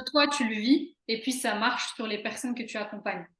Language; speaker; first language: French; native; French